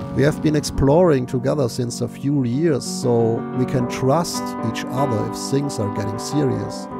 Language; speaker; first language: English; non-native, fluent; German